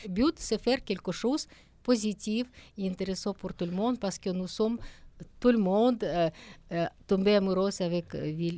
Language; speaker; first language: French; non-native, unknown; Russian